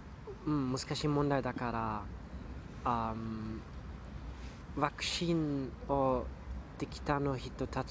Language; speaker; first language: Japanese; non-native, learner; German